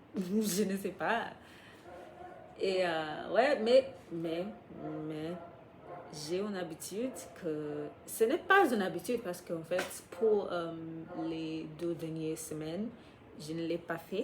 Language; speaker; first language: French; non-native, fluent; English